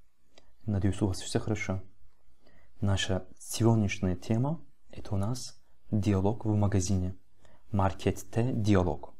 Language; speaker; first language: Russian; non-native, fluent; Turkish